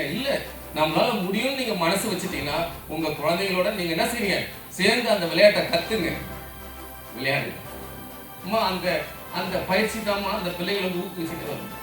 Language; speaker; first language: Tamil; native; Tamil